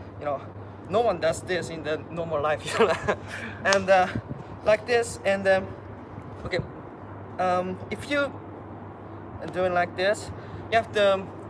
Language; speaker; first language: English; non-native, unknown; Japanese